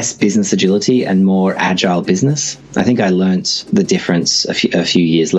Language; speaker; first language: English; native; English